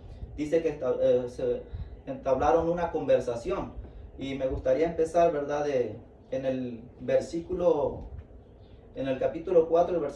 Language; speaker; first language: Spanish; native; Spanish